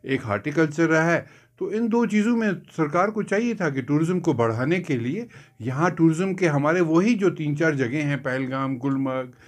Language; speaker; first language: Hindi; non-native, local second language; Kashmiri